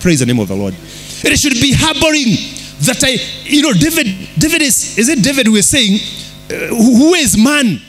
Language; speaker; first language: English; non-native, local second language; Kikuyu